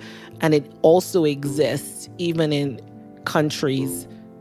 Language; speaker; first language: English; non-native, local second language; Yoruba